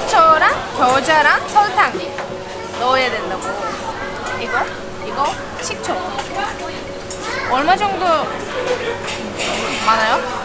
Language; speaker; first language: Korean; non-native, fluent; Turkish